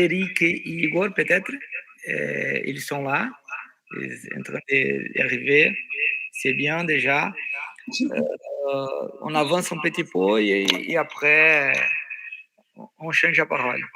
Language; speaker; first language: French; non-native, fluent; Portuguese